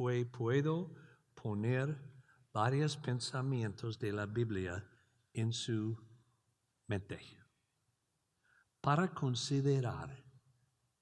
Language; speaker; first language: Spanish; non-native, learner; English